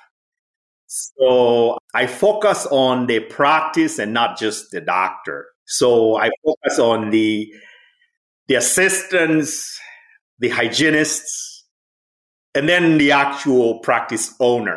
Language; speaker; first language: English; non-native, local second language; Swahili